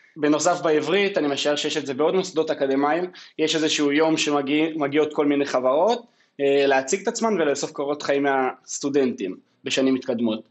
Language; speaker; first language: Hebrew; native; Hebrew